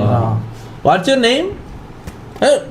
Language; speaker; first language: English; non-native, local second language; Malayalam